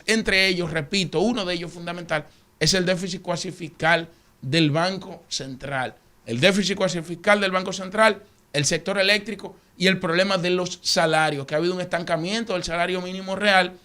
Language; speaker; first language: Spanish; native; Spanish